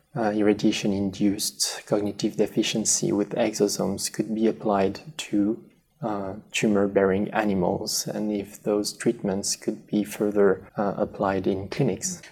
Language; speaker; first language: English; non-native, fluent; French